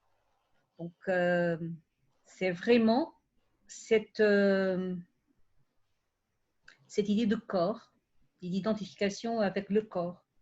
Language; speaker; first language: French; non-native, fluent; Portuguese